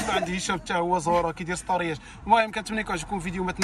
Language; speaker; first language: Arabic; native; Arabic